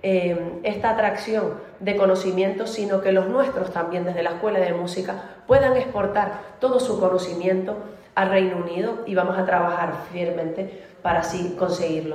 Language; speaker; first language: Spanish; native; Spanish